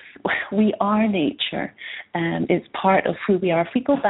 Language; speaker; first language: English; native; English